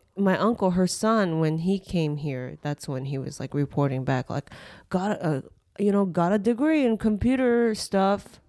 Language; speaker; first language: English; early bilingual, other home language; Japanese